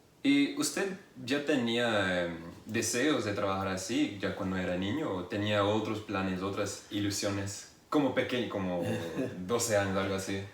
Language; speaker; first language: Spanish; non-native, fluent; English